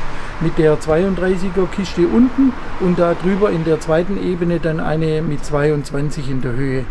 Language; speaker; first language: German; native; German